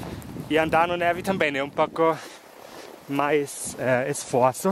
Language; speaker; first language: Portuguese; non-native, fluent; German